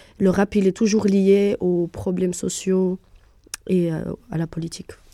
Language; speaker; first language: French; non-native, fluent; Arabic